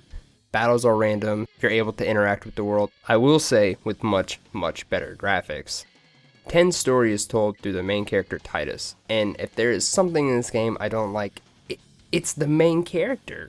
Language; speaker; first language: English; native; English